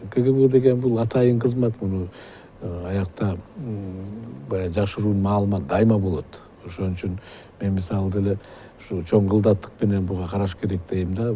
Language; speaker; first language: Kyrgyz; native; Kyrgyz